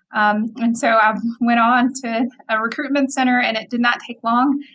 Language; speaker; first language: English; native; English